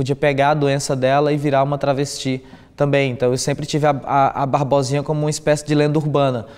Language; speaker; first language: Portuguese; native; Portuguese